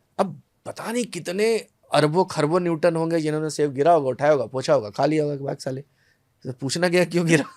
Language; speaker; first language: Hindi; native; Hindi